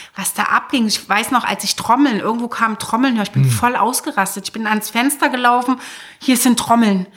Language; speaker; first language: German; native; German